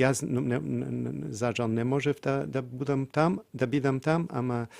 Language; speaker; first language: Macedonian; non-native, fluent; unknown